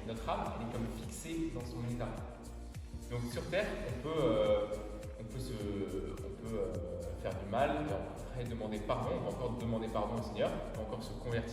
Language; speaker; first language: French; native; French